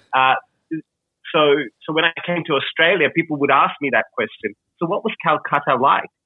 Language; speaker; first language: English; early bilingual, other home language; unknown